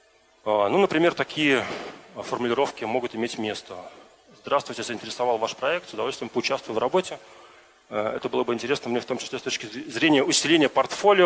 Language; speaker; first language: Russian; native; Russian